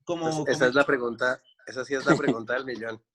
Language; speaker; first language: Spanish; native; Spanish